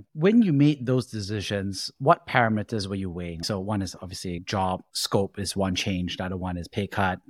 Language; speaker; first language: English; native; English